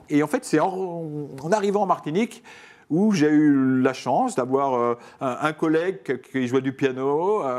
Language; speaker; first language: French; native; French